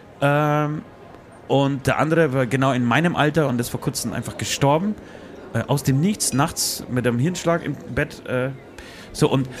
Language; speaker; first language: German; early bilingual, other home language; Polish